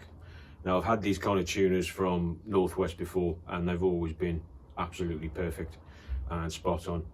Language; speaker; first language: English; native; English